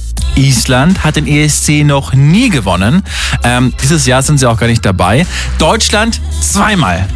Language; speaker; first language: German; native; German